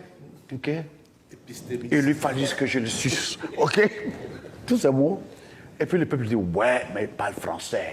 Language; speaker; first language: French; non-native, local second language; Dyula